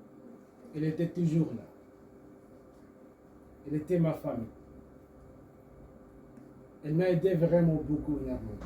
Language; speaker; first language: French; non-native, learner; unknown